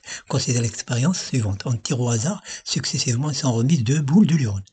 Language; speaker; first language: French; non-native, local second language; Arabic